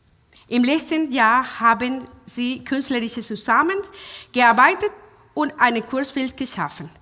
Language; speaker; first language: German; non-native, fluent; Spanish